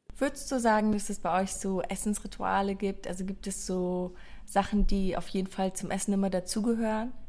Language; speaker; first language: German; early bilingual, other home language; Persian